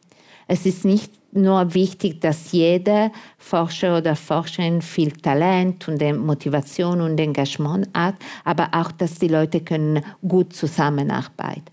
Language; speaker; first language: German; non-native, fluent; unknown